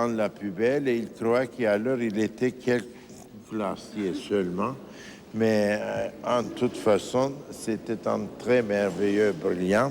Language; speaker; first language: French; non-native, fluent; Turkish